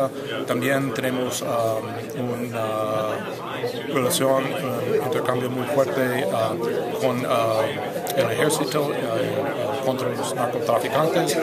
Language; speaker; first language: Spanish; non-native, fluent; English